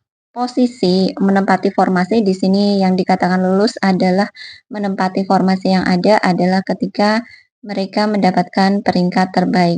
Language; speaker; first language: Indonesian; native; Indonesian